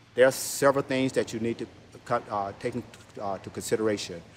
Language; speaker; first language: English; native; English